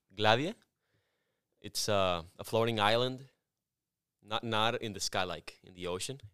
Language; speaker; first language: English; non-native, fluent; Spanish